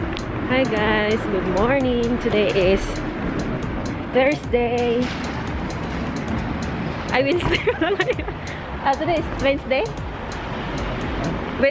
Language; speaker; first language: English; non-native, local second language; Filipino